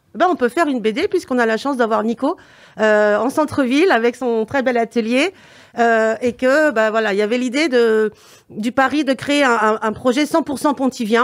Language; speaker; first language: French; native; French